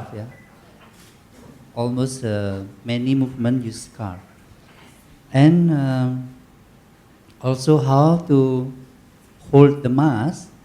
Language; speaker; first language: English; non-native, learner; Indonesian